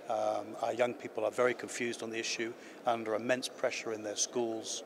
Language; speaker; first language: English; native; English